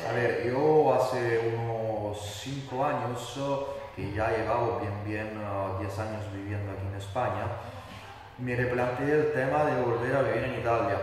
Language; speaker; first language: Spanish; non-native, fluent; Italian